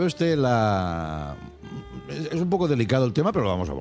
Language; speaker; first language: Spanish; native; Spanish